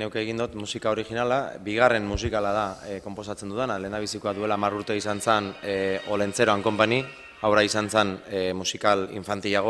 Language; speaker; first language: Basque; native; Basque